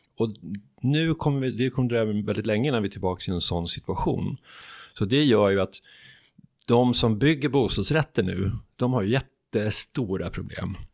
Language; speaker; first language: Swedish; native; Swedish